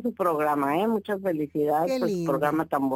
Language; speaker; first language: Spanish; native; Spanish